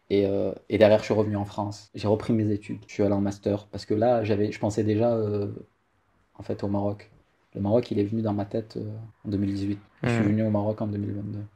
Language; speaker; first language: French; native; French